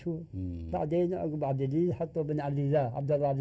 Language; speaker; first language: Arabic; native; Arabic